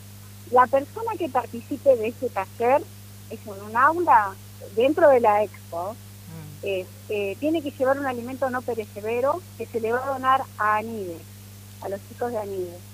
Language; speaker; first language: Spanish; native; Spanish